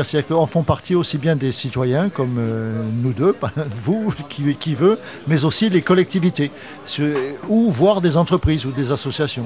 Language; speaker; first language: French; native; French